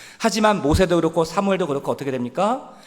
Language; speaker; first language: Korean; native; Korean